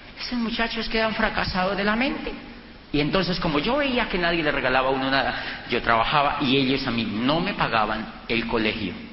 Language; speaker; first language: Spanish; native; Spanish